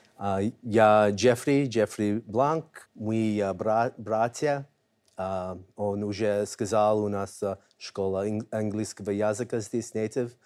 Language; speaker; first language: Russian; non-native, learner; English